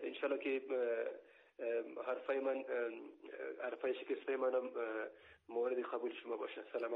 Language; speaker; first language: Persian; native; Persian